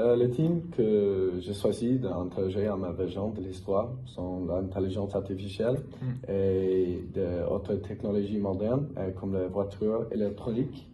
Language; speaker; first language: French; non-native, fluent; English